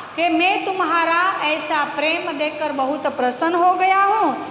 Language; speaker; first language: Hindi; non-native, local second language; Gujarati